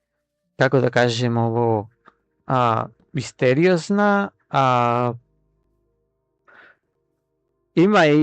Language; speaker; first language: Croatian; non-native, learner; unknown